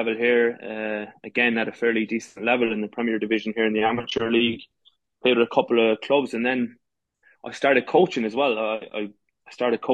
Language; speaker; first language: English; native; English